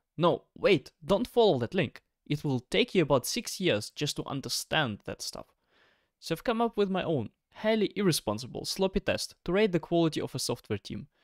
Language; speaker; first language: English; non-native, fluent; Ukrainian